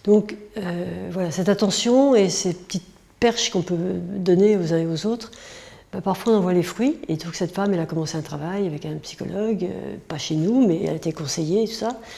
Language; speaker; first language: French; native; French